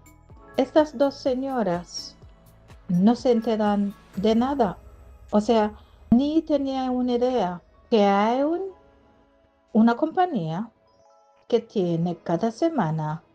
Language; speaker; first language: Spanish; non-native, fluent; English